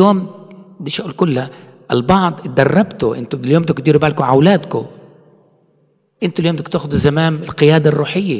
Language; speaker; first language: Arabic; native; Arabic